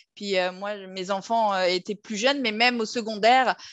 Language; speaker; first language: French; native; French